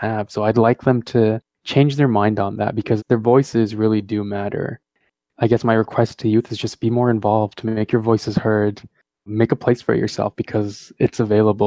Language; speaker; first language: English; early bilingual, other home language; Tamil